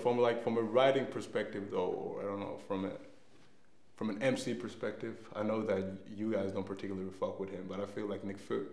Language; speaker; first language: English; non-native, fluent; Danish